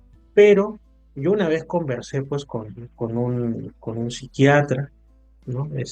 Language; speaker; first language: Spanish; native; Spanish